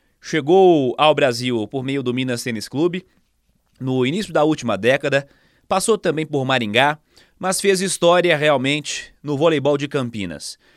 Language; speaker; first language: Portuguese; native; Portuguese